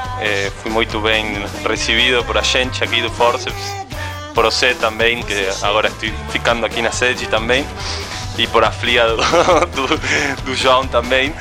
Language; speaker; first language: Portuguese; non-native, fluent; Spanish